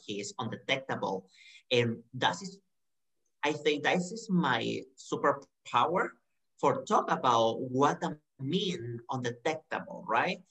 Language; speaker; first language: English; non-native, learner; Spanish